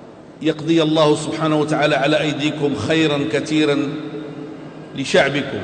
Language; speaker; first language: Arabic; native; Arabic